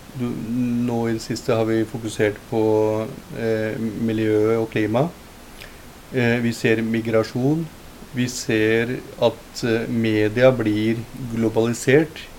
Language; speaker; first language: Norwegian; early bilingual, other home language; Punjabi